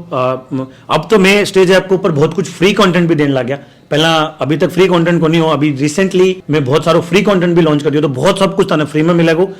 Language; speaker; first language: Hindi; native; Hindi